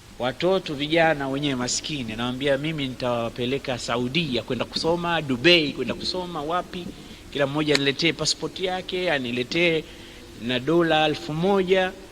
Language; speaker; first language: Swahili; native; Swahili